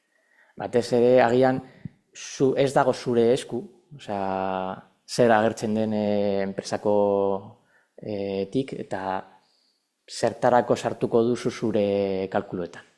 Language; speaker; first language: Basque; non-native, local second language; Spanish